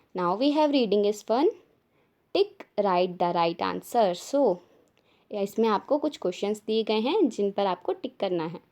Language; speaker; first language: Hindi; native; Hindi